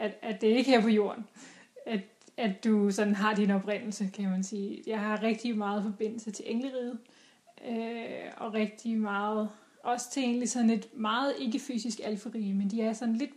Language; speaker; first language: Danish; native; Danish